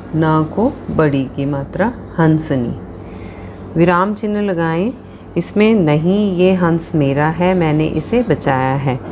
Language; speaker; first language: Hindi; non-native, local second language; Punjabi